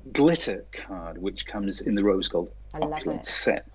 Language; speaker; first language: English; native; English